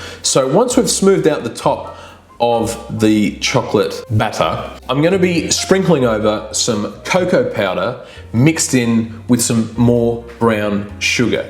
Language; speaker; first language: English; native; English